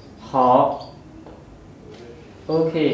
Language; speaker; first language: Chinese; non-native, fluent; Urdu